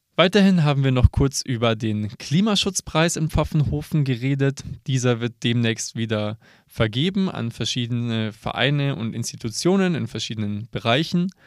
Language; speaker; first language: German; native; German